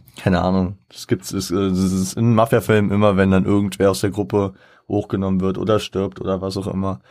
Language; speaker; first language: German; native; German